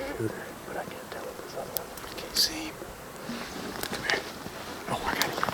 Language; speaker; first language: English; native; English